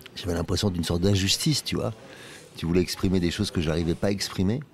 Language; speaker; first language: French; native; French